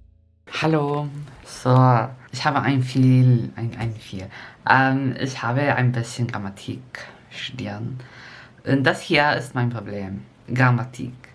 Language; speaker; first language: German; non-native, learner; English